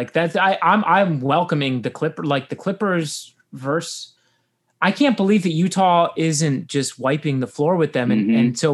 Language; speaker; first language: English; native; English